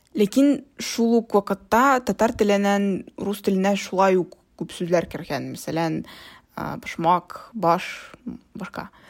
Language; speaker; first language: Tatar; non-native, local second language; Russian